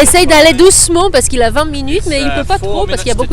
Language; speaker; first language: French; native; French